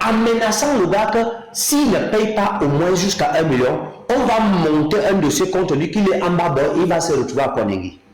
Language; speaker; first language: French; non-native, local second language; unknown